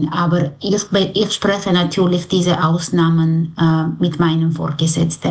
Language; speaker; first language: German; non-native, fluent; Armenian